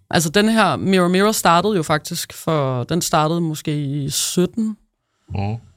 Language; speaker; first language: Danish; native; Danish